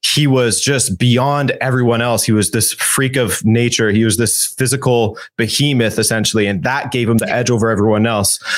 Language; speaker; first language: English; native; English